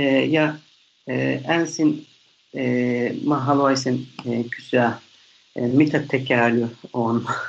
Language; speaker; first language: Finnish; non-native, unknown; Turkish